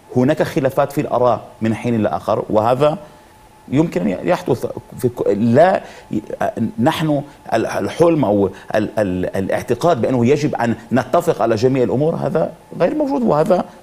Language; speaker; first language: Arabic; non-native, fluent; Hebrew